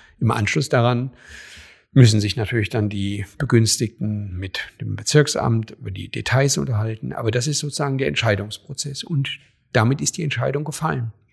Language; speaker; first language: German; native; German